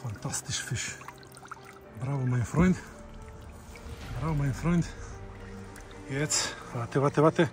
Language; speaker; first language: German; non-native, learner; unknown